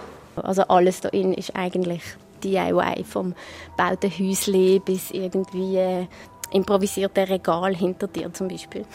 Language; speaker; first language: German; native; German